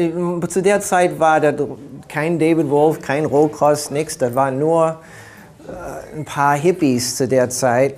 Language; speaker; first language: German; early bilingual, heritage; German